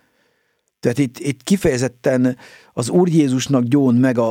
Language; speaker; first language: Hungarian; native; Hungarian